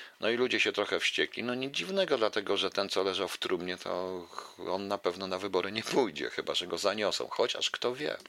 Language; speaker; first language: Polish; native; Polish